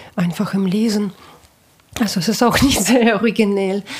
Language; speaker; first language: German; non-native, fluent; Russian